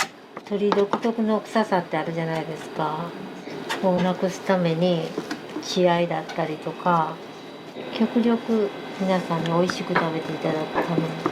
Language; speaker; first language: Japanese; native; Japanese